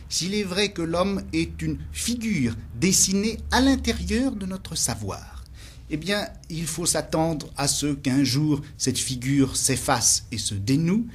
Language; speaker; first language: French; native; French